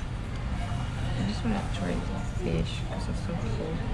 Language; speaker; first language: English; non-native, fluent; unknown